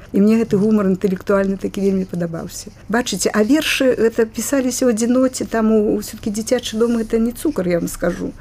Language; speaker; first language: Belarusian; native; Belarusian